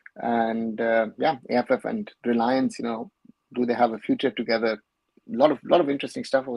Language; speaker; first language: English; non-native, local second language; Bangla